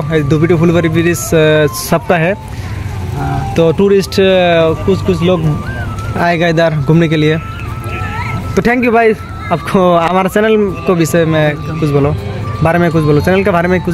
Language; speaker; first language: Hindi; non-native, local second language; Bangla